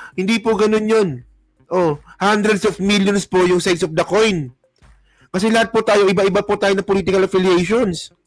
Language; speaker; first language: Filipino; non-native, local second language; Hiligaynon